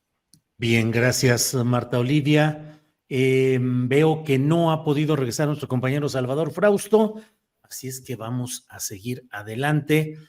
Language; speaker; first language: Spanish; native; Spanish